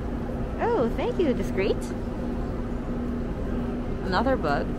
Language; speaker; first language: English; non-native, learner; Korean